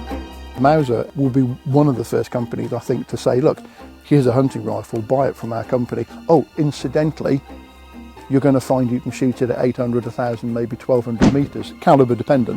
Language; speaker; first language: English; native; English